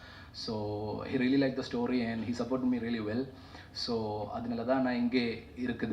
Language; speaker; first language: Tamil; non-native, learner; Malayalam